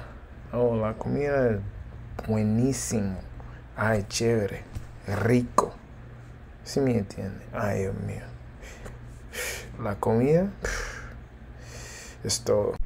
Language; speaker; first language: Spanish; early bilingual, heritage; English